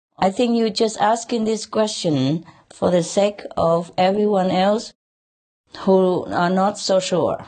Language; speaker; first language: English; non-native, fluent; Vietnamese